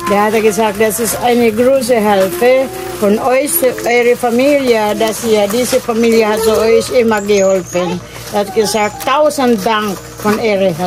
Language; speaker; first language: German; non-native, learner; Filipino